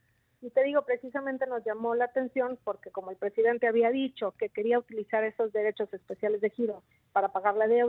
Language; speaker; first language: Spanish; native; Spanish